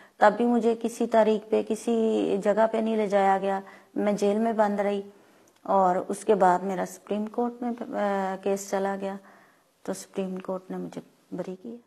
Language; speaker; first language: Urdu; non-native, local second language; Punjabi